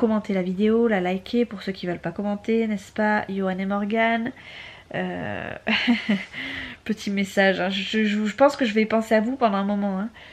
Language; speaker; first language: French; native; French